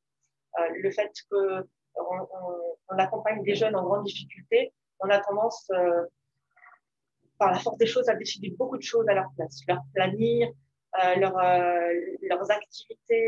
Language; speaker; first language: French; native; French